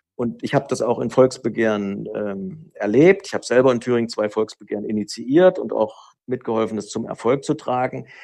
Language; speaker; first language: German; native; German